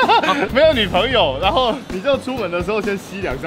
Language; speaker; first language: Chinese; native; Chinese